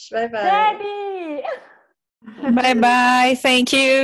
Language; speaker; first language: English; non-native, fluent; Portuguese